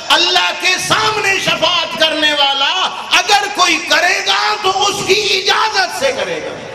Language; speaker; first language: Urdu; non-native, local second language; Punjabi